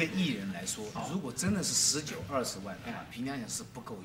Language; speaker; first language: Chinese; native; Chinese